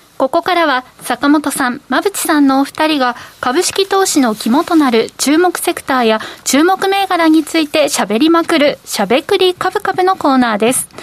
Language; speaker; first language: Japanese; native; Japanese